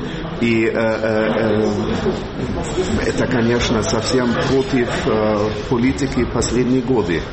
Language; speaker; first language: Russian; non-native, fluent; German